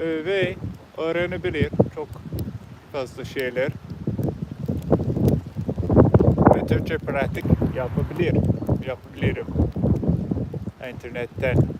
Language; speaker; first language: Turkish; non-native, learner; English